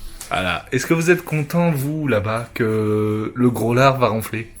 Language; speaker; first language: French; native; French